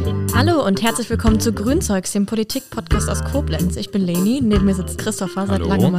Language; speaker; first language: German; native; German